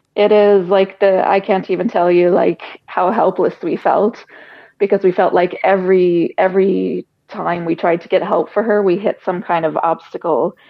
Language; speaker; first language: English; native; English